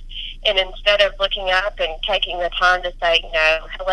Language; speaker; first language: English; native; English